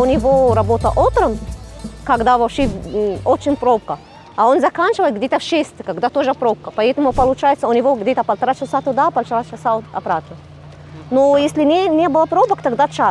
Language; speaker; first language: Russian; non-native, fluent; Arabic